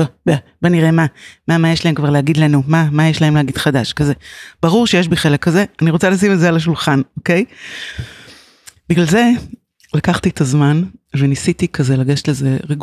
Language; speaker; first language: Hebrew; native; Hebrew